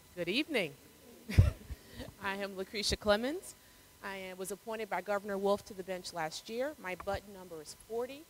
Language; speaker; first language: English; native; English